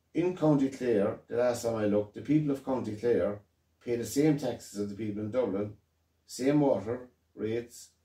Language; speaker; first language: English; native; English